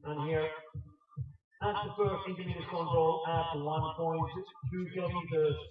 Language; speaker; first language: English; non-native, fluent; Finnish